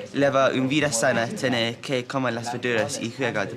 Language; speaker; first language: Spanish; non-native, learner; English